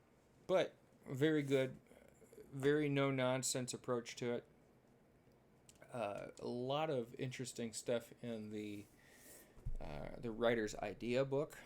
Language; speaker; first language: English; native; English